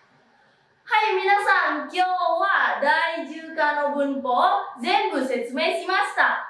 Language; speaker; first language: Japanese; non-native, fluent; Indonesian